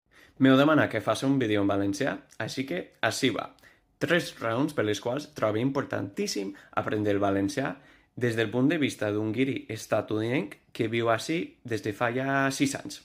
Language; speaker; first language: Catalan; non-native, fluent; English